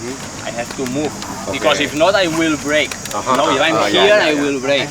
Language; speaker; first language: English; non-native, fluent; Spanish